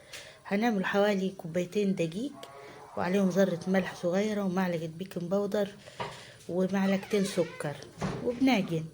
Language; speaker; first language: Arabic; native; Arabic